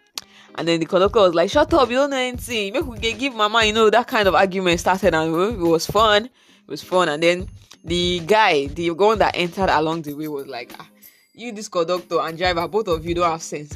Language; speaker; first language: English; non-native, local second language; Yoruba